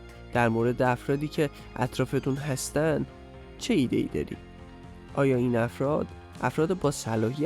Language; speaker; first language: Persian; native; Persian